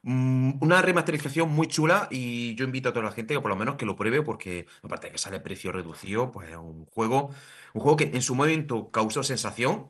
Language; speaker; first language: Spanish; native; Spanish